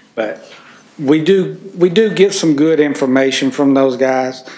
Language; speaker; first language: English; native; English